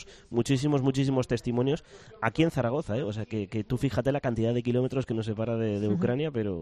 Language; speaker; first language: Spanish; native; Spanish